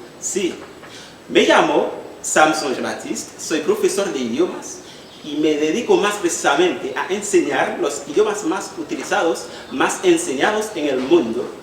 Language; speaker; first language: Spanish; non-native, fluent; Haitian Creole